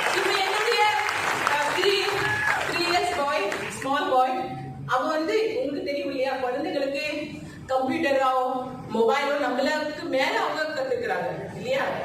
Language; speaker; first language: Tamil; non-native, fluent; Hindi